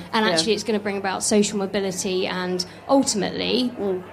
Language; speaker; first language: English; native; English